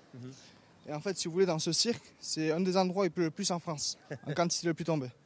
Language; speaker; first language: French; native; French